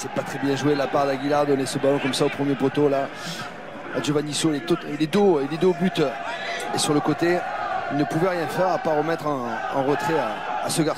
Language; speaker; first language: French; native; French